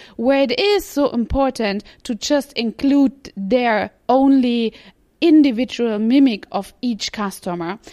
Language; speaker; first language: English; non-native, fluent; German